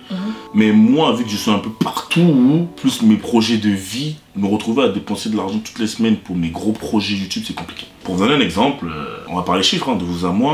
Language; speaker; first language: French; native; French